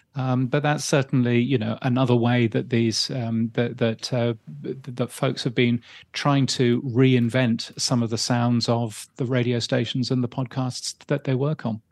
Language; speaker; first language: English; native; English